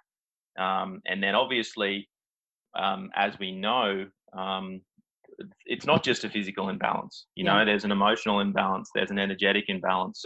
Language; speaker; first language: English; native; English